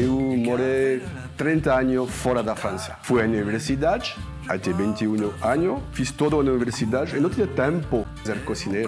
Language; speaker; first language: Portuguese; non-native, learner; French